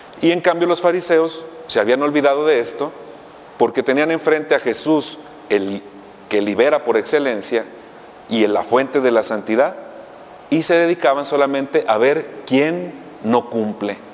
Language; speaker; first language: Spanish; native; Spanish